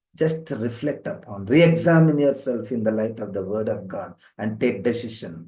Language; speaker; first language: English; non-native, local second language; Telugu